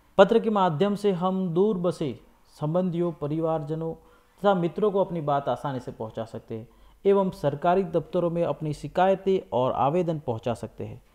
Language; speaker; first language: Hindi; non-native, local second language; Gujarati